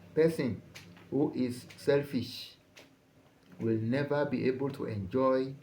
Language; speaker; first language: English; non-native, local second language; Yoruba